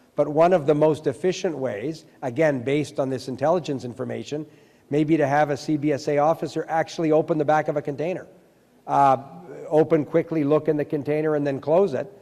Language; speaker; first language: English; early bilingual, other home language; French